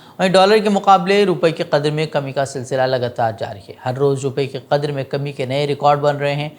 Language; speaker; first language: Urdu; non-native, local second language; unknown